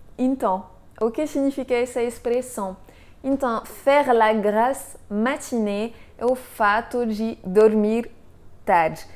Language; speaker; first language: Portuguese; non-native, fluent; French